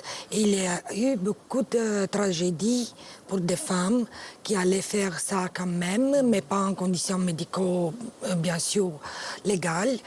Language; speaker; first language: French; non-native, fluent; Romanian